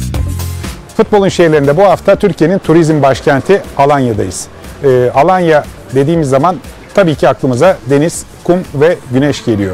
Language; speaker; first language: Turkish; native; Turkish